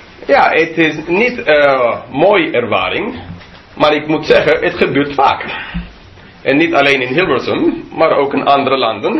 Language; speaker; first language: Dutch; non-native, fluent; English